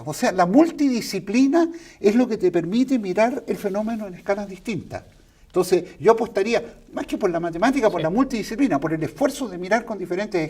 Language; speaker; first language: Spanish; native; Spanish